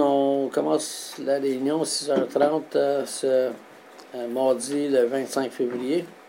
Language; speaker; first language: French; native; French